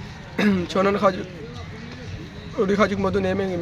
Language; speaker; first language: Korean; non-native, learner; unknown